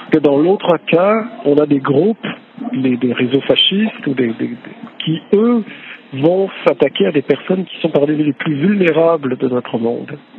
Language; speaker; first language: French; native; French